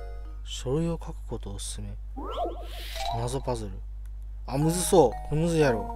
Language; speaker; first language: Japanese; native; Japanese